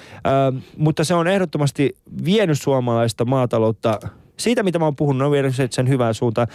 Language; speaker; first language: Finnish; early bilingual, other home language; Persian